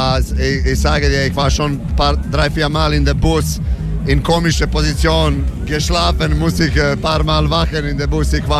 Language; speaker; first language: German; non-native, learner; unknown